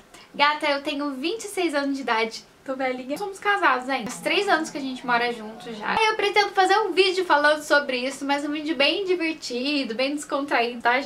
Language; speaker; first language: Portuguese; native; Portuguese